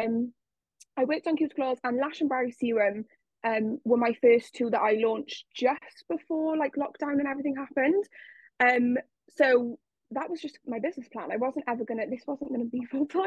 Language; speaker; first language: English; native; English